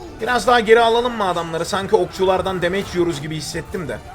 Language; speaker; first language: Turkish; native; Turkish